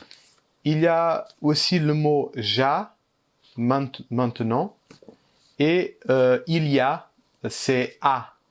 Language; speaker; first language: French; early bilingual, heritage; Portuguese